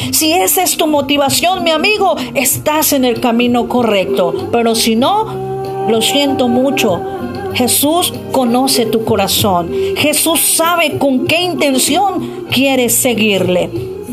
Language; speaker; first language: Spanish; native; Spanish